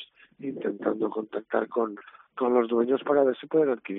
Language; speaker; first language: Spanish; native; Spanish